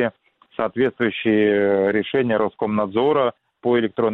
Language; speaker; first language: Russian; native; Russian